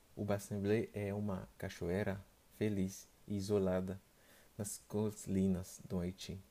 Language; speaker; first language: Portuguese; non-native, fluent; Haitian Creole